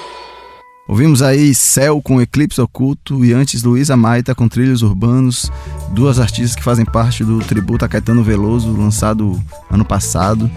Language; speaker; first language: Portuguese; native; Portuguese